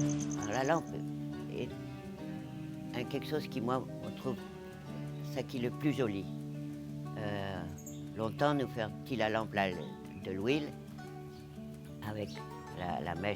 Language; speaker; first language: French; non-native, local second language; Morisyen